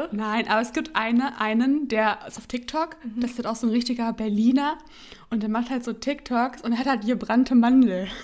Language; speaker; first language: German; native; German